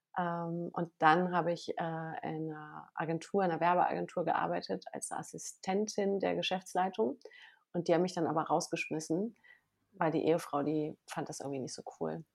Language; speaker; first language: German; native; German